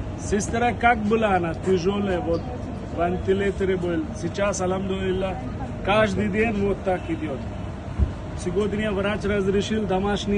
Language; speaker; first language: Russian; non-native, learner; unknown